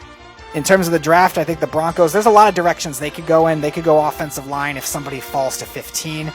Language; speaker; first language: English; native; English